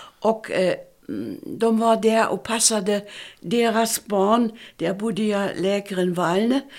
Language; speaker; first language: Swedish; non-native, fluent; German